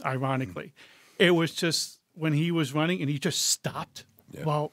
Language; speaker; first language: English; native; English